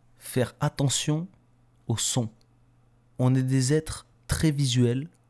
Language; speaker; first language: French; native; French